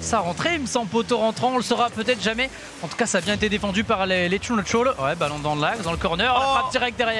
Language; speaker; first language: French; native; French